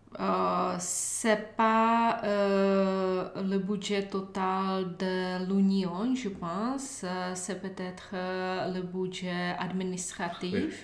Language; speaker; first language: French; non-native, learner; Czech